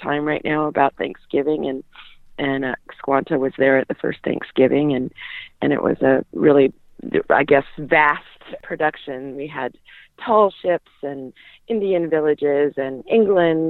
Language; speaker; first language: English; native; English